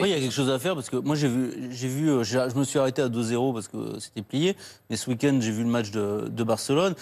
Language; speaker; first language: French; native; French